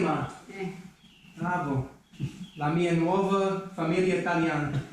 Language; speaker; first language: Italian; non-native, learner; English